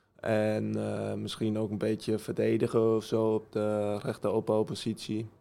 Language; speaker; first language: Dutch; early bilingual, heritage; Dutch